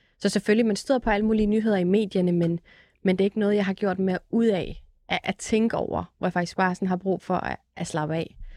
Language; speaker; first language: Danish; early bilingual, other home language; Arabic